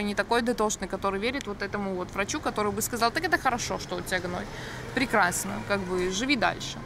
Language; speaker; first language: Russian; native; Russian